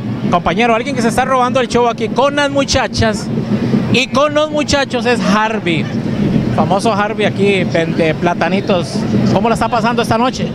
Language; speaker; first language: Spanish; native; Spanish